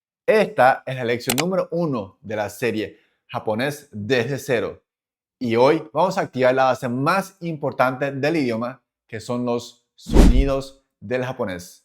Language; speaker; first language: Spanish; non-native, fluent; Japanese